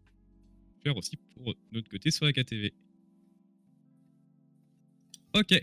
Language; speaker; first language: French; native; French